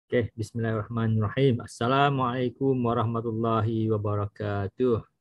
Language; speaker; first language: Malay; native; Malay